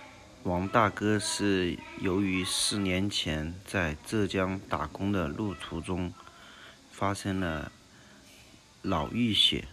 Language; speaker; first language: Chinese; native; Chinese